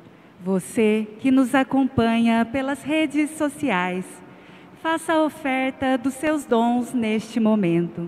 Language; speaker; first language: Portuguese; native; Portuguese